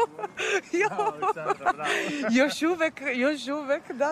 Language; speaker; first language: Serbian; non-native, fluent; Italian